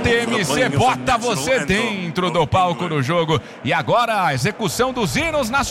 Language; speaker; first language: Portuguese; native; Portuguese